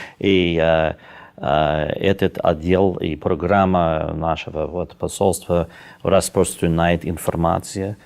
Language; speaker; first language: Russian; non-native, fluent; English